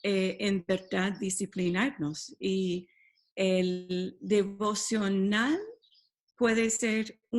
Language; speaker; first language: Spanish; non-native, fluent; English